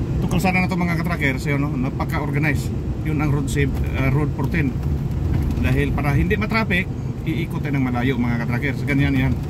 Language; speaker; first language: Filipino; non-native, local second language; Cebuano